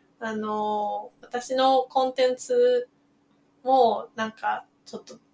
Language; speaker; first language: Japanese; non-native, fluent; Chinese